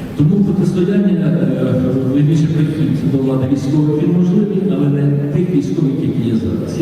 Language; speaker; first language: Ukrainian; native; Ukrainian